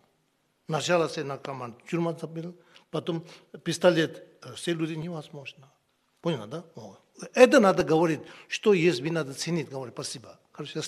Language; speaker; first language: Russian; non-native, learner; Tibetan